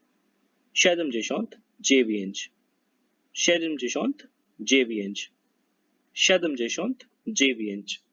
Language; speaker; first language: Polish; non-native, learner; Hindi